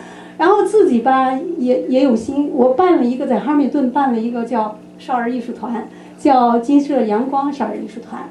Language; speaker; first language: Chinese; native; Chinese